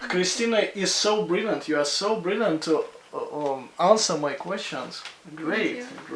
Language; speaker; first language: English; non-native, fluent; Russian